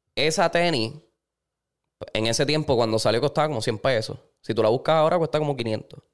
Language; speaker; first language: Spanish; native; Spanish